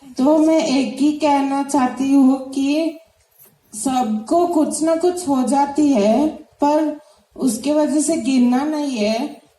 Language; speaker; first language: Hindi; non-native, local second language; Telugu